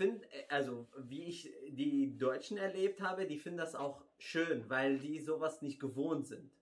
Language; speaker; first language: German; non-native, fluent; Arabic